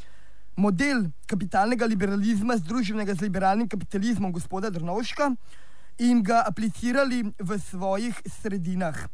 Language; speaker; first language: Slovenian; native; Slovenian